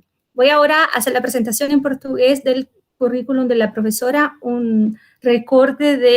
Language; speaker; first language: Spanish; non-native, fluent; Portuguese